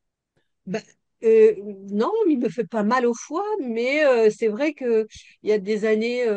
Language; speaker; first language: French; native; French